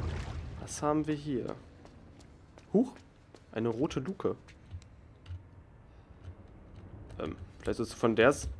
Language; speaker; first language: German; native; German